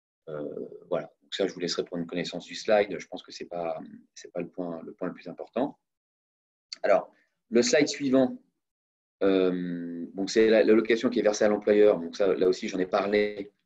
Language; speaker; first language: French; native; French